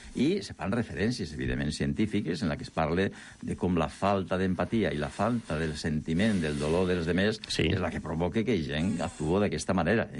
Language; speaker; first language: Catalan; non-native, local second language; Spanish